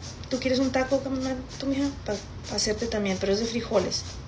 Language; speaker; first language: Spanish; early bilingual, heritage; Spanish